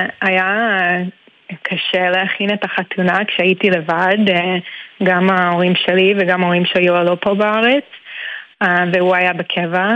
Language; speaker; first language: Hebrew; non-native, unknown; English